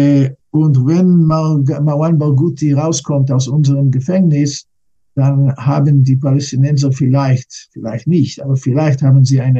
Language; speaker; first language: German; non-native, fluent; English